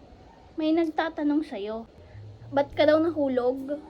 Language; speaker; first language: Filipino; native; Filipino